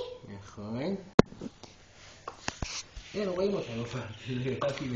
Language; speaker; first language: Hebrew; native; Hebrew